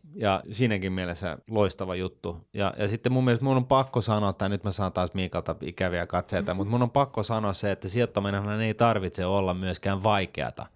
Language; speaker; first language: Finnish; native; Finnish